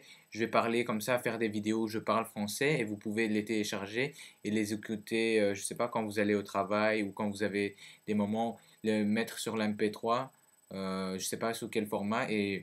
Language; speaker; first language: French; early bilingual, other home language; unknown